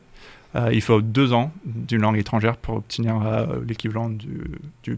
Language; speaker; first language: French; non-native, fluent; English